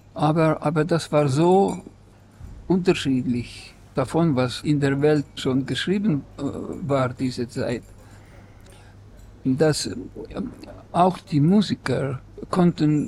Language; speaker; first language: German; non-native, fluent; Estonian